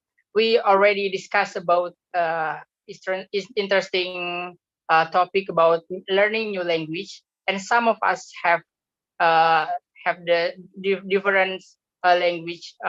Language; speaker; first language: English; non-native, learner; Indonesian